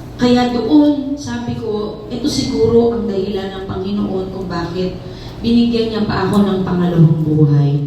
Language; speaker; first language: Filipino; native; Filipino